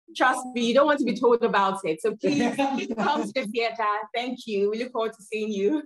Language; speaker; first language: English; non-native, local second language; Yoruba